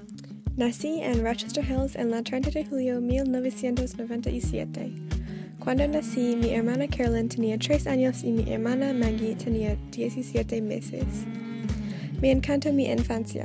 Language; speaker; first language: Spanish; non-native, learner; English